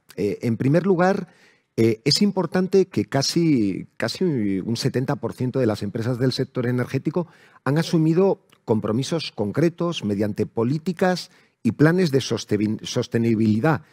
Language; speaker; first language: Spanish; native; Spanish